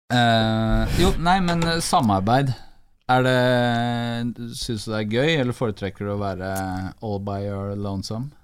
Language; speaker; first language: Norwegian; native; Norwegian